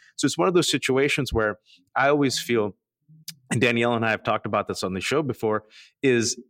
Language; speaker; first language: English; early bilingual, other home language; Urdu